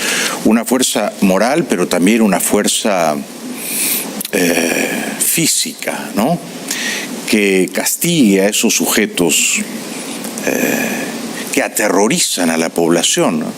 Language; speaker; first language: Spanish; native; Spanish